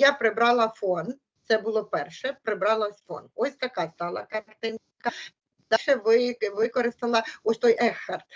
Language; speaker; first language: Ukrainian; native; Ukrainian